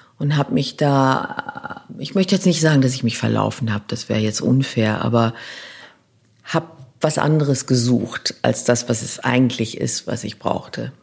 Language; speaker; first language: German; non-native, local second language; French